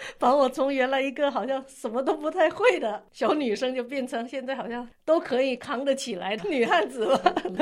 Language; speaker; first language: Chinese; non-native, local second language; Min Nan Chinese